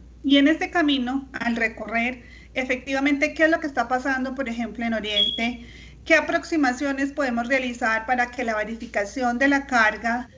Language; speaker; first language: Spanish; native; Spanish